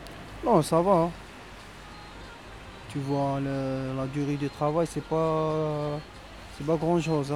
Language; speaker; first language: French; non-native, local second language; Arabic